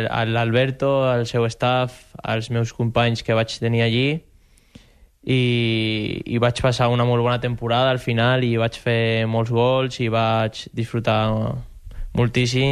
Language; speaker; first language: Catalan; non-native, local second language; Spanish